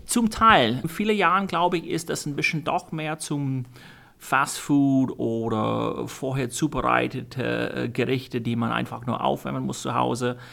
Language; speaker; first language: German; non-native, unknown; English